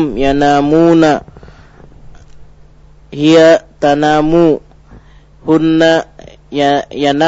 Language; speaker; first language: Arabic; non-native, learner; Indonesian